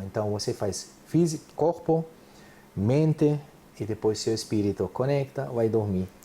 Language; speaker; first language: Portuguese; non-native, fluent; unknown